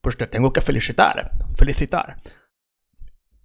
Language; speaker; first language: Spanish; native; Spanish